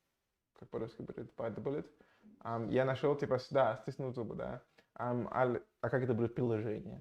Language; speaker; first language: Russian; non-native, fluent; English